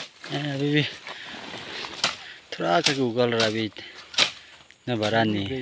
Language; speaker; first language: Hindi; non-native, local second language; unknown